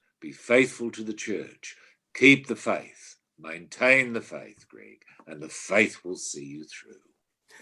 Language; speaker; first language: English; native; English